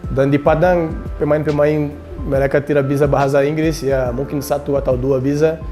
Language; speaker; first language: Indonesian; non-native, learner; Portuguese